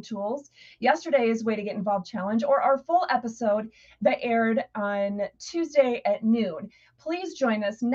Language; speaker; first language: English; native; English